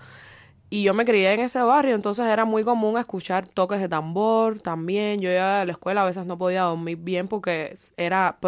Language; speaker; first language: Spanish; native; Spanish